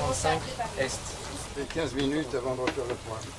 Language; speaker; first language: French; native; French